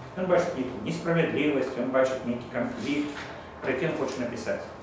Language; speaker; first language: Belarusian; non-native, local second language; Russian